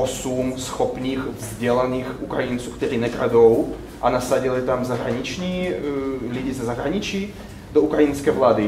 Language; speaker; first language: Czech; non-native, fluent; Russian